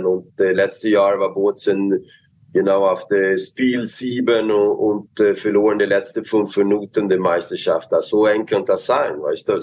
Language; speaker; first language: German; non-native, fluent; Swedish